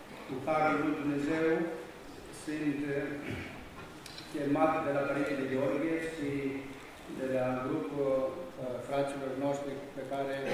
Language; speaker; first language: Romanian; non-native, learner; Greek